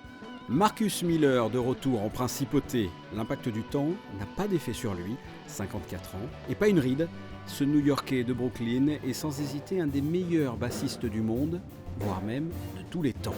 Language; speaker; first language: French; native; French